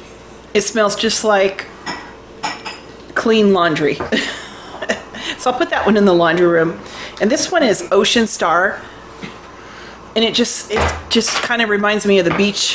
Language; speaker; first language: English; native; English